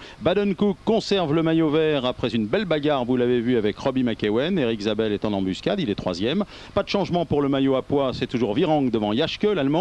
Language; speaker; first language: French; native; French